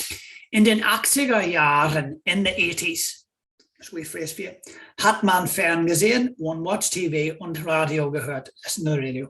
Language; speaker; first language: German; non-native, fluent; English